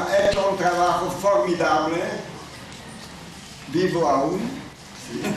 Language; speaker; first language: Spanish; non-native, fluent; French